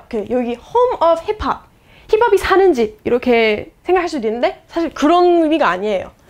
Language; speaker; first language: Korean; non-native, fluent; English